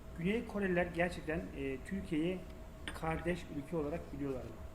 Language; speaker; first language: Turkish; native; Turkish